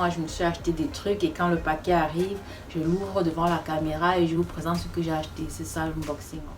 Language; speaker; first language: French; non-native, local second language; Fula